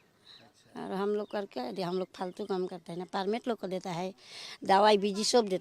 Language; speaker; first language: Hindi; non-native, local second language; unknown